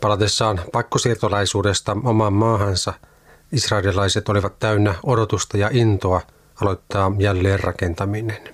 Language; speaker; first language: Finnish; native; Finnish